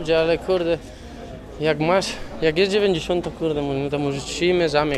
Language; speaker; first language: Polish; non-native, learner; Spanish